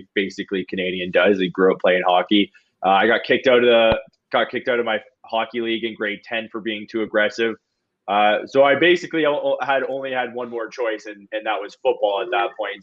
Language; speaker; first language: English; native; English